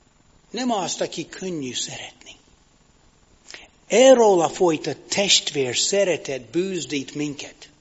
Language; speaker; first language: Hungarian; non-native, fluent; English